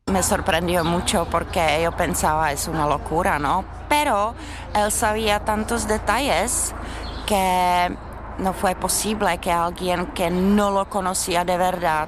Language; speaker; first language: Spanish; non-native, learner; Czech